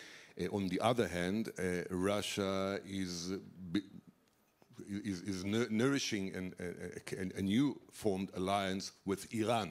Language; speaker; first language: English; non-native, fluent; Hebrew